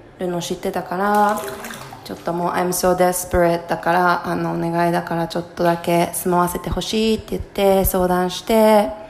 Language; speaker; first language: Japanese; native; Japanese